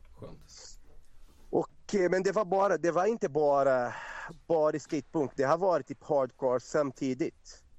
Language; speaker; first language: Swedish; non-native, fluent; Portuguese